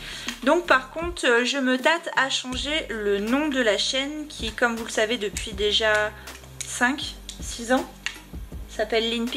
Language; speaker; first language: French; native; French